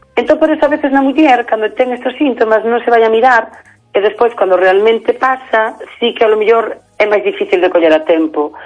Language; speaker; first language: Galician; native; Galician